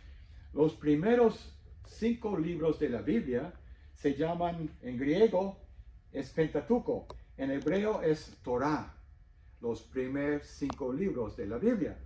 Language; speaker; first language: Spanish; non-native, fluent; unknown